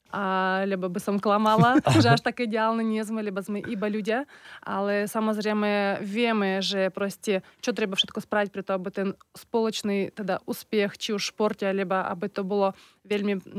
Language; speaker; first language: Slovak; non-native, fluent; Russian